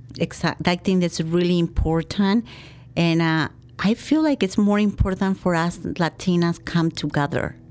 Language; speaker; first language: English; non-native, fluent; Spanish